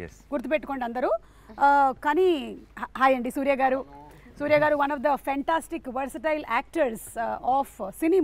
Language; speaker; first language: Telugu; native; Telugu